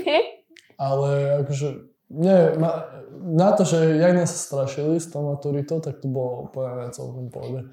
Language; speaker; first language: Slovak; native; Slovak